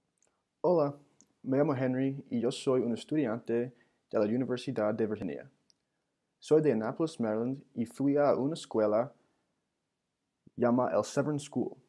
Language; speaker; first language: Spanish; non-native, learner; English